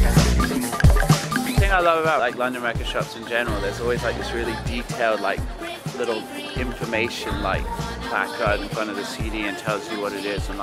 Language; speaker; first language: English; native; English